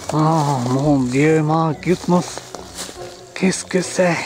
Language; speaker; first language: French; non-native, learner; English